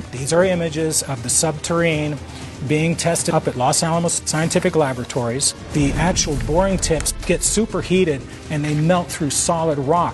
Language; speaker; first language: English; native; English